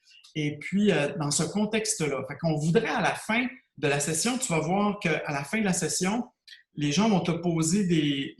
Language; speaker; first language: French; native; French